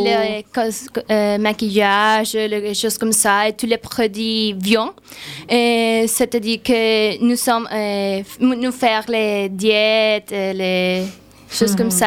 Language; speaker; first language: French; non-native, learner; Spanish